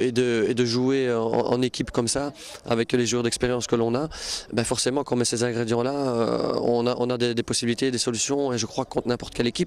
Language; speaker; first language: French; native; French